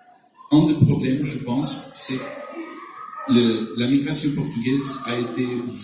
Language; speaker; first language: French; non-native, fluent; Portuguese